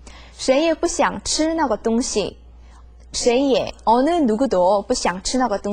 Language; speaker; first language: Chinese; non-native, fluent; Korean